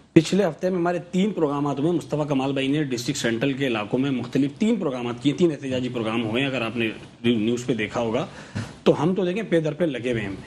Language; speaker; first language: Urdu; native; Urdu